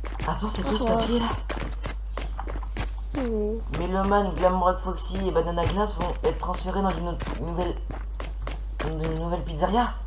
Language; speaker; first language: French; native; French